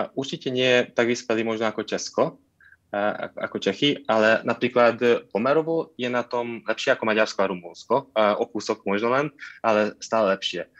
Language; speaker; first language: Slovak; non-native, local second language; Hungarian